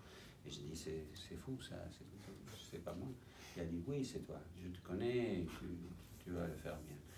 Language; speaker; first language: French; non-native, fluent; English